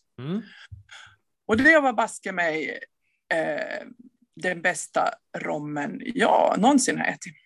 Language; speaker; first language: Swedish; native; Swedish